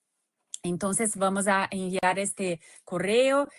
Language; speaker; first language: Spanish; non-native, fluent; Portuguese